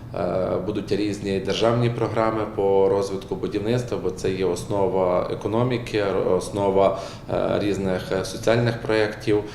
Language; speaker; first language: Ukrainian; native; Ukrainian